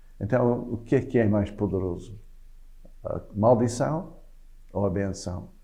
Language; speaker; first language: Portuguese; non-native, fluent; English